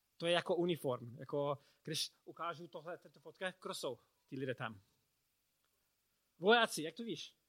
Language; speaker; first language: Czech; non-native, learner; English